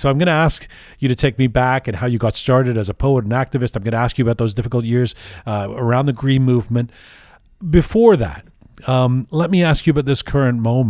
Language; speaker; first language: English; early bilingual, other home language; Persian